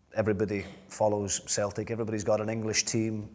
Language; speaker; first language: English; native; English